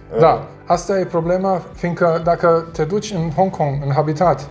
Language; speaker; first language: Romanian; non-native, learner; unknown